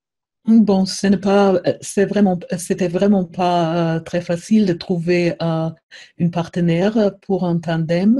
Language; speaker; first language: French; non-native, fluent; German